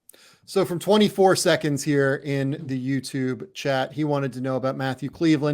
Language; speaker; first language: English; native; English